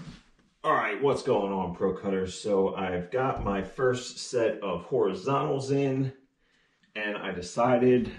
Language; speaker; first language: English; native; English